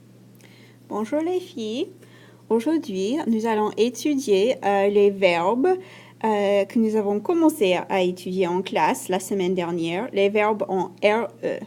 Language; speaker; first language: French; non-native, fluent; English